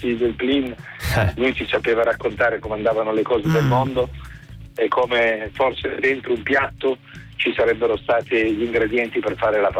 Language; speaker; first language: Italian; native; Italian